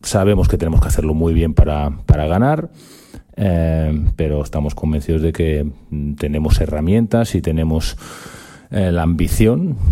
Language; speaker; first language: Spanish; native; Spanish